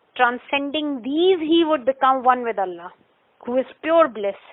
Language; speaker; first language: English; non-native, local second language; Urdu